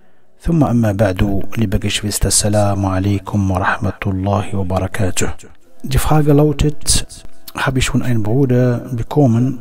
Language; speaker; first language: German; non-native, fluent; Arabic